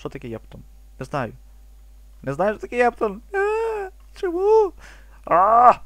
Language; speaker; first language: Ukrainian; native; Ukrainian